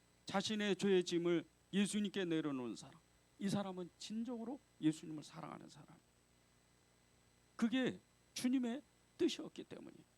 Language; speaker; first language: Korean; native; Korean